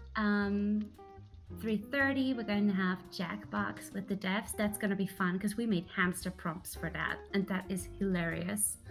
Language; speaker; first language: English; early bilingual, other home language; German